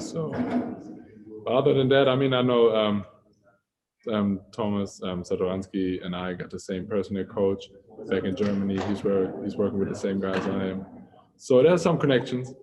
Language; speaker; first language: English; non-native, fluent; German